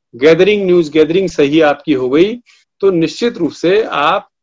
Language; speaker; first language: Hindi; native; Hindi